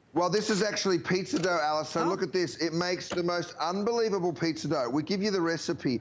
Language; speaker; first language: English; native; English